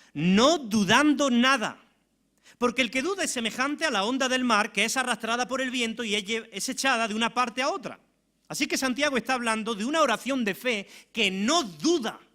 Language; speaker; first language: Spanish; native; Spanish